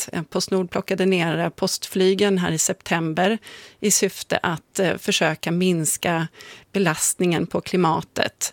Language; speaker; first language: Swedish; native; Swedish